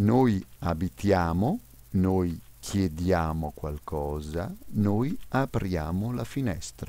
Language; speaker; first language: Italian; non-native, fluent; French